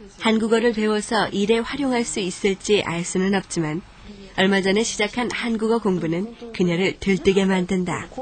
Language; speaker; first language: Korean; native; Korean